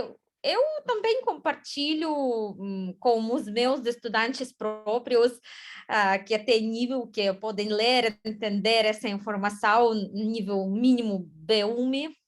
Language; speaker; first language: Portuguese; non-native, fluent; Ukrainian